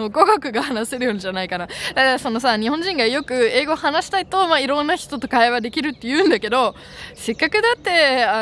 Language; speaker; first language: Japanese; non-native, fluent; German